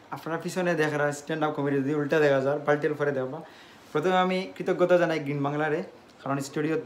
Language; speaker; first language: Bangla; non-native, local second language; Sylheti